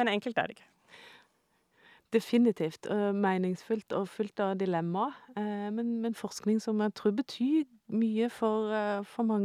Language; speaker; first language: Norwegian; native; Norwegian